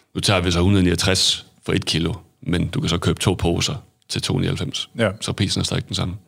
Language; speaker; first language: Danish; native; Danish